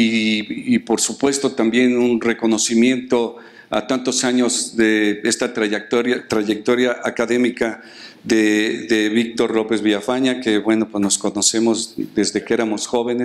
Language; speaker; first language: Spanish; native; Spanish